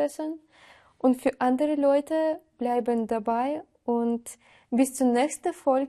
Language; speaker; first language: German; non-native, fluent; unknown